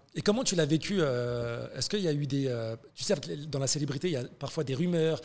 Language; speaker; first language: French; native; French